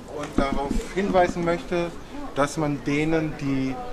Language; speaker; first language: German; native; German